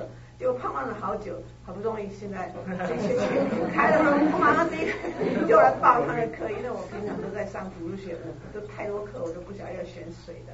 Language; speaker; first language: Chinese; native; Chinese